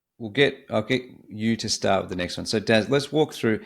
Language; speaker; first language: English; native; English